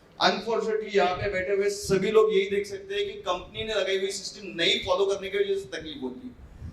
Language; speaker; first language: Hindi; native; Hindi